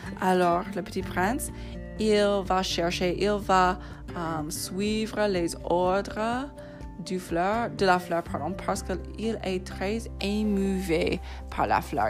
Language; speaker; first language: French; non-native, fluent; English